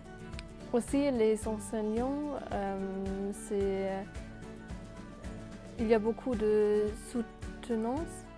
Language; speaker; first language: French; non-native, fluent; German